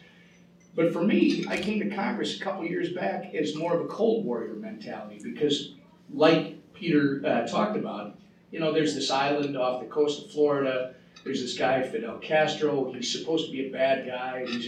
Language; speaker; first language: English; native; English